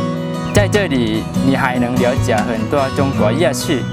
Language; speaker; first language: Chinese; non-native, learner; Lao